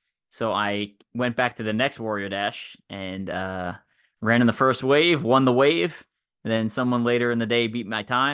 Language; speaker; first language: English; native; English